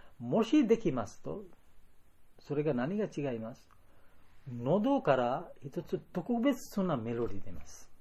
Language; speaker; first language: Japanese; non-native, learner; Bangla